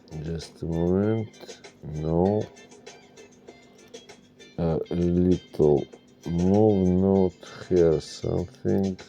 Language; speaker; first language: English; non-native, learner; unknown